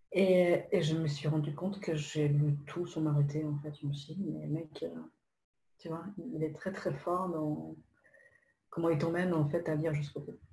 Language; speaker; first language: French; non-native, fluent; Polish